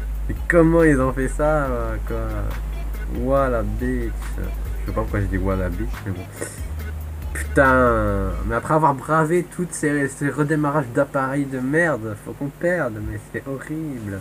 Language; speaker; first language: French; native; French